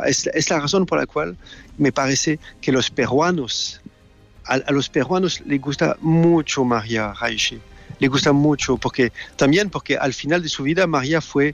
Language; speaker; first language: Spanish; non-native, learner; French